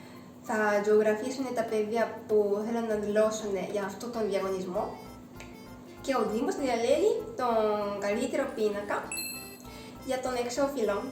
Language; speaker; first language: Greek; non-native, fluent; Japanese